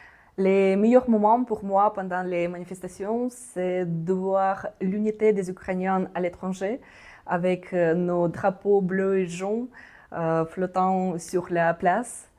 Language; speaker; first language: French; non-native, fluent; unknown